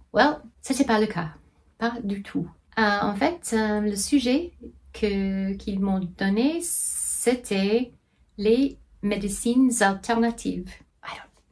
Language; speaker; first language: French; non-native, fluent; English